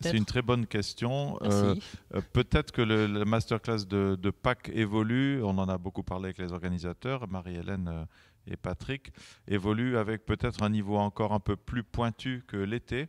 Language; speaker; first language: French; native; French